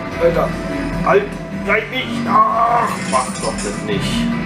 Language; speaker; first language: German; native; German